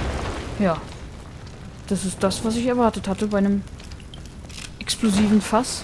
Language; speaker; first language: German; native; German